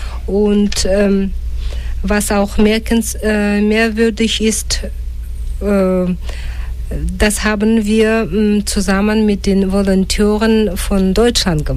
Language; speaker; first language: German; non-native, fluent; Russian